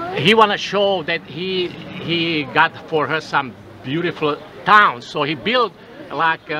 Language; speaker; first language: English; non-native, fluent; Slovak